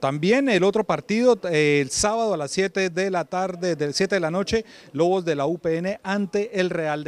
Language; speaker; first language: Spanish; native; Spanish